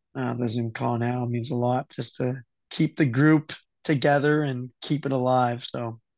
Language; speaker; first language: English; native; English